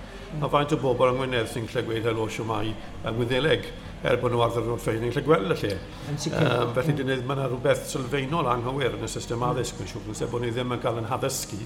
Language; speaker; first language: Welsh; native; Welsh